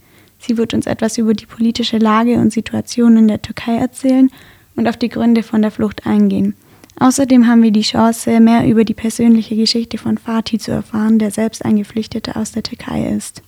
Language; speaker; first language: German; native; German